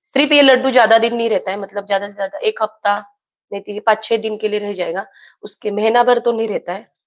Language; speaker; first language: Hindi; non-native, local second language; Marathi